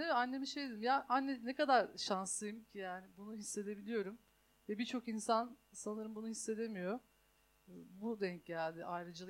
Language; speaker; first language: Turkish; native; Turkish